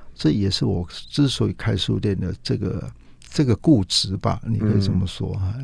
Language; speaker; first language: Chinese; native; Chinese